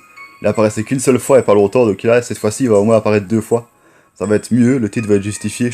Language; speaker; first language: French; native; French